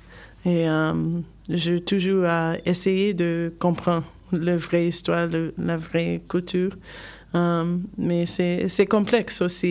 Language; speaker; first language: French; non-native, learner; English